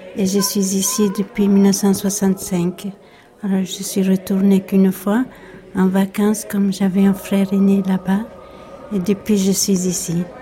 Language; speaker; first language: French; early bilingual, other home language; Basque